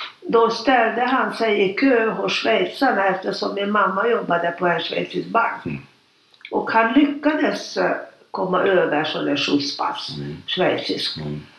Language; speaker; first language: Swedish; non-native, fluent; Hungarian